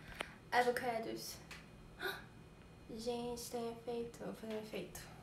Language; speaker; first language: Portuguese; native; Portuguese